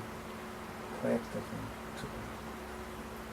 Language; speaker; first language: German; non-native, learner; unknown